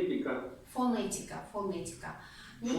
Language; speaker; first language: Russian; non-native, local second language; Kazakh